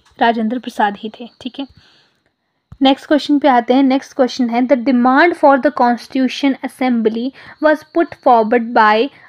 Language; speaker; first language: Hindi; non-native, local second language; Punjabi